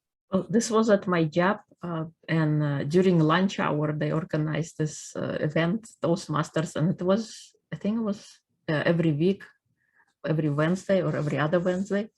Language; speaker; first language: English; non-native, fluent; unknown